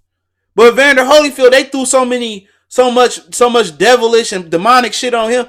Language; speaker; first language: English; native; English